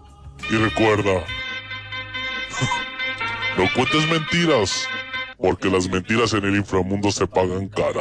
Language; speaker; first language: Spanish; native; Spanish